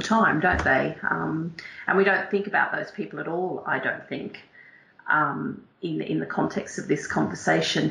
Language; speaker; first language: English; native; English